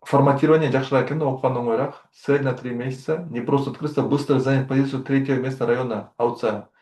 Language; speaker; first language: Russian; non-native, local second language; Kyrgyz